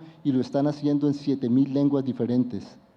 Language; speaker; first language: Spanish; native; Spanish